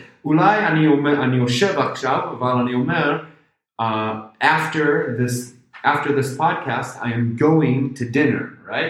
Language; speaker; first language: Hebrew; non-native, fluent; English